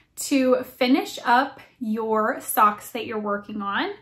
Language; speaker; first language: English; native; English